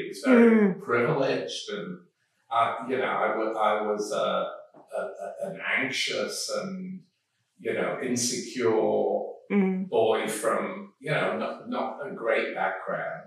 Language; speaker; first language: English; native; English